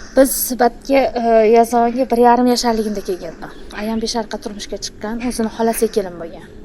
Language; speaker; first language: Uzbek; native; Uzbek